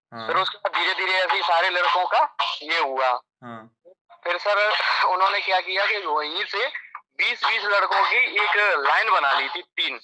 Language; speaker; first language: Hindi; native; Hindi